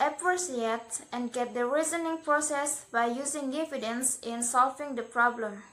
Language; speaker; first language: English; non-native, learner; Indonesian